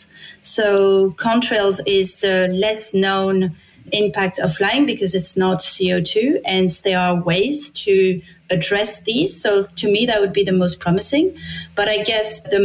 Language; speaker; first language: English; non-native, fluent; French